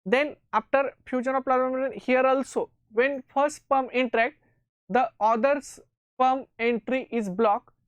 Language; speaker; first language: English; non-native, local second language; Marathi